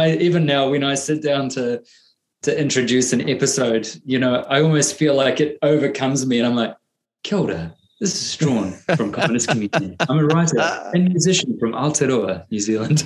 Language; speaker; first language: English; native; English